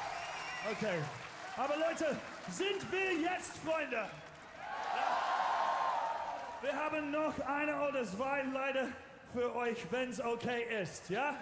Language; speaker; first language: German; non-native, learner; English